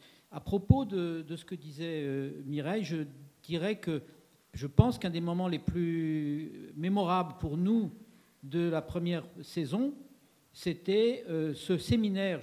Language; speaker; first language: French; native; French